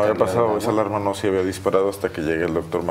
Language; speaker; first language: Spanish; native; Spanish